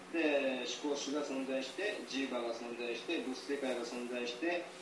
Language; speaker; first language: Japanese; native; Japanese